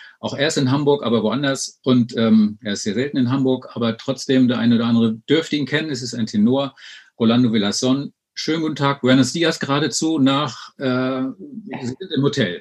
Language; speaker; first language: German; native; German